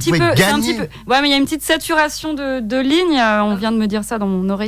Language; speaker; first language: French; native; French